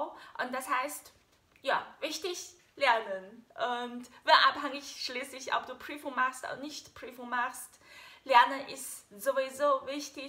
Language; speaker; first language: German; non-native, fluent; Chinese